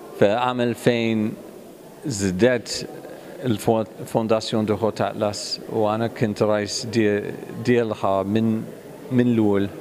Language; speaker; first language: Arabic; non-native, fluent; English